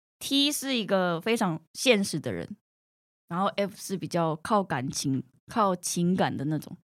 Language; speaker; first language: Chinese; non-native, fluent; Korean